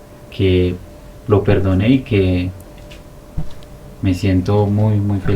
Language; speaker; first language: Spanish; native; Spanish